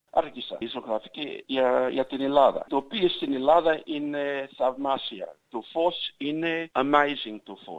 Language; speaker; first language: Greek; early bilingual, heritage; English